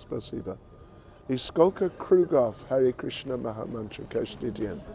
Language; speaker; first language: Russian; non-native, learner; English